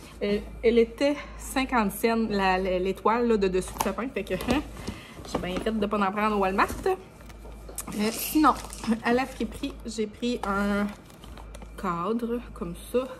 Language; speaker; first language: French; native; French